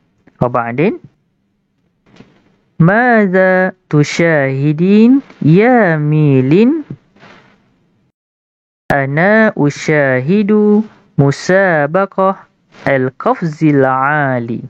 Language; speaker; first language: Arabic; non-native, fluent; Malay